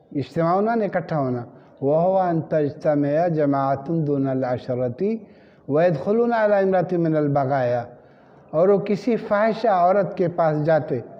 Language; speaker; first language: Urdu; native; Urdu